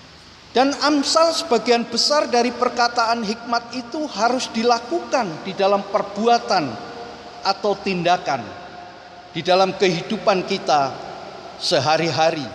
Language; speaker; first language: Indonesian; native; Indonesian